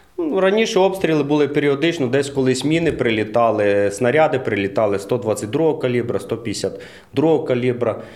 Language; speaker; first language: Ukrainian; native; Ukrainian